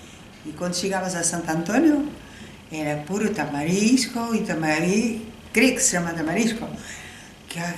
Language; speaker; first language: Portuguese; early bilingual, heritage; Spanish